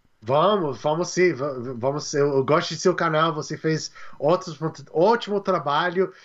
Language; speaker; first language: Portuguese; non-native, learner; English